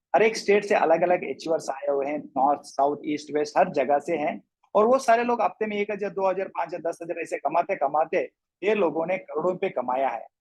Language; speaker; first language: Hindi; non-native, local second language; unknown